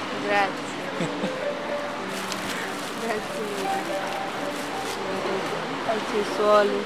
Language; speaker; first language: Italian; non-native, learner; Romanian